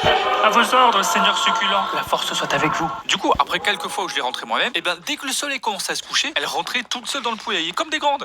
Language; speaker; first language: French; native; French